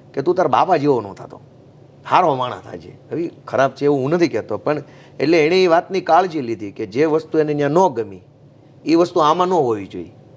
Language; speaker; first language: Gujarati; native; Gujarati